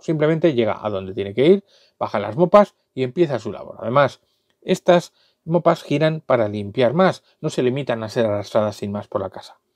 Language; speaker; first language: Spanish; native; Spanish